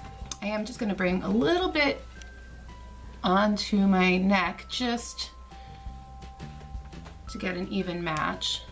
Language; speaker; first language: English; native; English